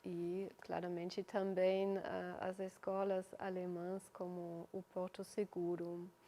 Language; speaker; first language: Portuguese; non-native, fluent; German